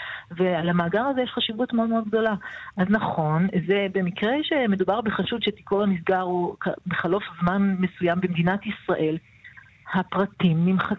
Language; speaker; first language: Hebrew; native; Hebrew